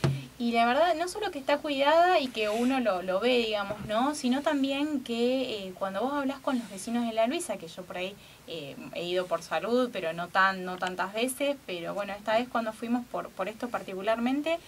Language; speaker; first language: Spanish; native; Spanish